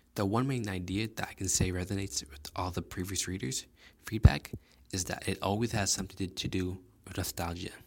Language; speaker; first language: English; native; English